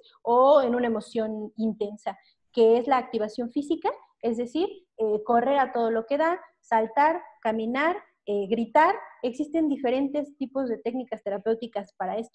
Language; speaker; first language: Spanish; native; Spanish